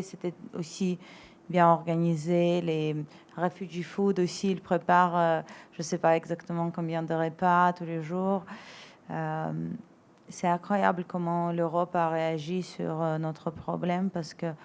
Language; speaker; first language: French; non-native, fluent; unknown